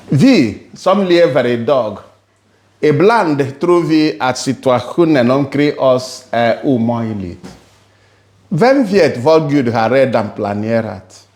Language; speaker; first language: Swedish; non-native, fluent; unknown